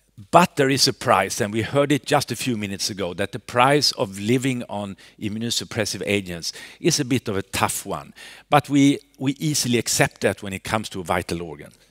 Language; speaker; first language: English; non-native, fluent; Swedish